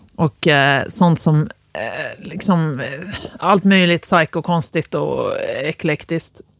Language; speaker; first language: Swedish; native; Swedish